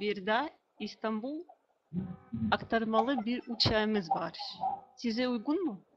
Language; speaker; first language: Turkish; non-native, learner; Russian